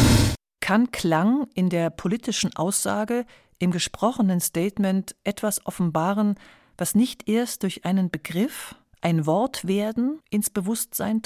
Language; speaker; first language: German; native; German